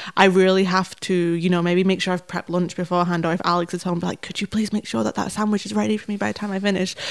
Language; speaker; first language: English; native; English